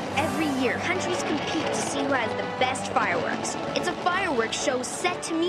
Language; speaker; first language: English; native; English